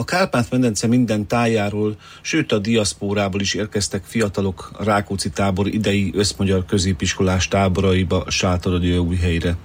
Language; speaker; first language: Hungarian; native; Hungarian